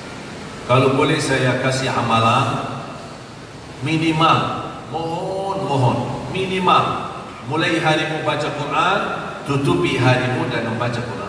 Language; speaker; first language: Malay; non-native, fluent; Arabic